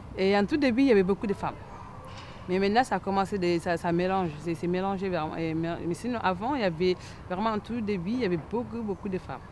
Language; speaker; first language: French; non-native, learner; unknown